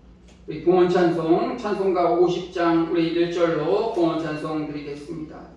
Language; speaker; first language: Korean; native; Korean